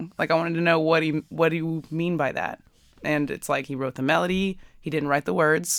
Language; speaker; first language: English; native; English